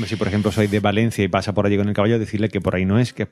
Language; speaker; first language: Spanish; native; Spanish